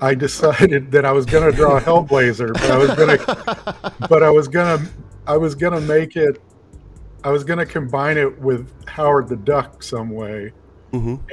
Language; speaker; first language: English; native; English